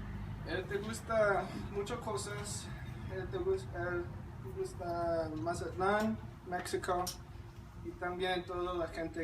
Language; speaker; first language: Spanish; non-native, learner; English